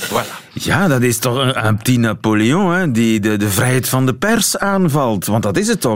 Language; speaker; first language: Dutch; native; Dutch